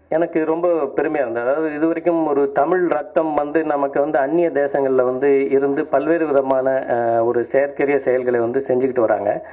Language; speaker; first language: Tamil; native; Tamil